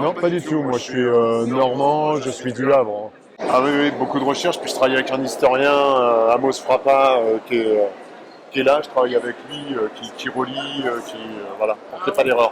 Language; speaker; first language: French; native; French